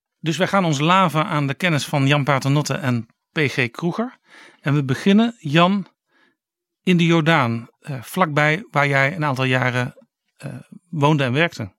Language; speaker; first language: Dutch; native; Dutch